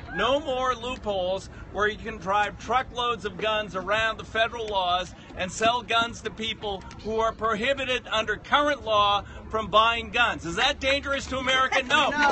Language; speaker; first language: English; native; English